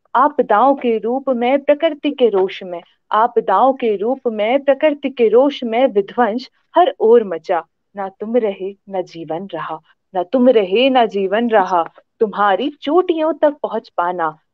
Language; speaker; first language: Hindi; native; Hindi